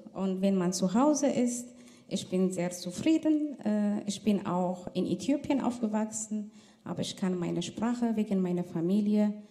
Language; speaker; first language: German; non-native, fluent; Tigrinya